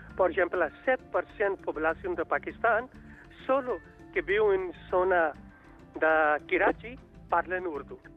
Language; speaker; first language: Catalan; non-native, learner; Urdu